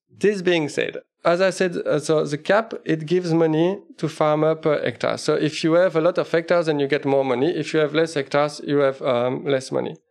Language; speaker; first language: English; non-native, fluent; French